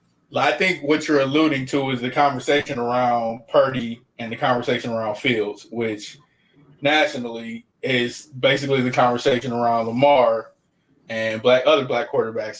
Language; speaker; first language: English; native; English